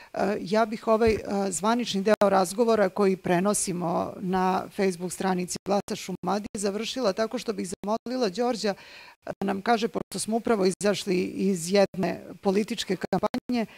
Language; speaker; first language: Bosnian; native; Bosnian